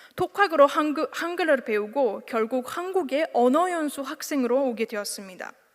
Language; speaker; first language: Korean; non-native, fluent; Uzbek